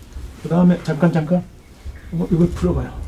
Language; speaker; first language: Korean; native; Korean